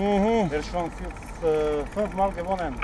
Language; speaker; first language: German; non-native, learner; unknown